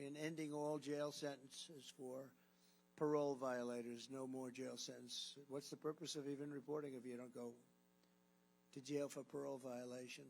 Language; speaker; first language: English; native; English